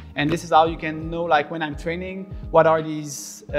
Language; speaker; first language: English; non-native, fluent; French